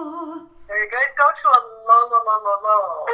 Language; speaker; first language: English; native; English